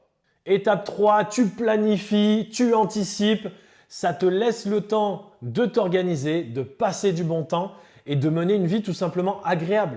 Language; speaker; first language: French; native; French